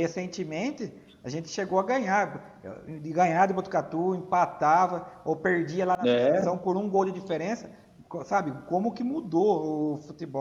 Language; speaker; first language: Portuguese; native; Portuguese